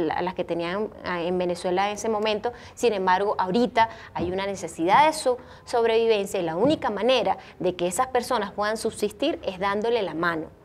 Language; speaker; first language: Spanish; native; Spanish